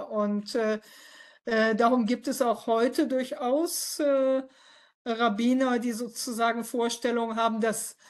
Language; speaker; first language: German; native; German